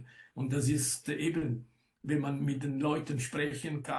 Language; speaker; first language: German; non-native, local second language; Italian